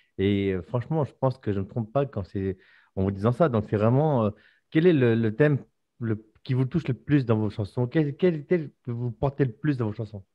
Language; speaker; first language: French; native; French